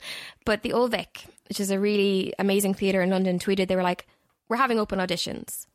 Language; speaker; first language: English; native; English